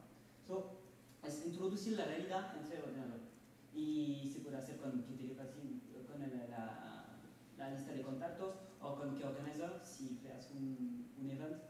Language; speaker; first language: Spanish; non-native, fluent; French